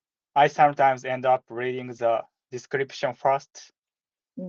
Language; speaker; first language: English; non-native, learner; Japanese